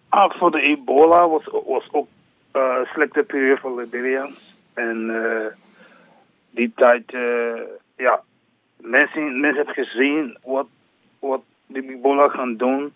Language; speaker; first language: Dutch; non-native, learner; English